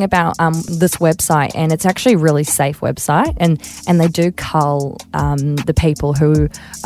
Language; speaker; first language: English; native; English